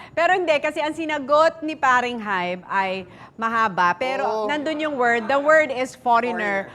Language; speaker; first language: Filipino; native; Filipino